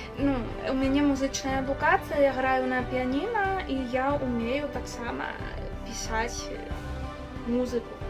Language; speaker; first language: Belarusian; non-native, fluent; Spanish